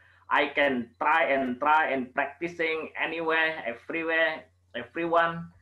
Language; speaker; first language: English; non-native, learner; Indonesian